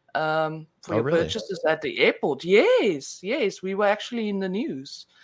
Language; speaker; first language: English; non-native, local second language; Afrikaans